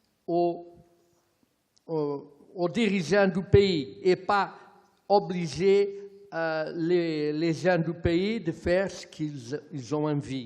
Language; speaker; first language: French; non-native, fluent; Portuguese